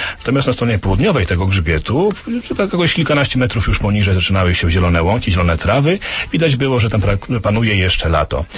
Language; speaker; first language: Polish; native; Polish